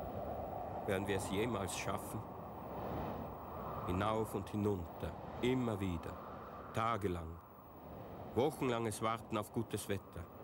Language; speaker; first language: German; native; German